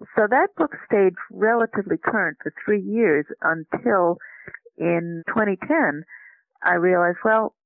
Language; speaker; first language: English; native; English